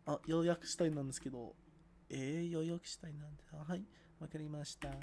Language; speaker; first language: Japanese; non-native, learner; English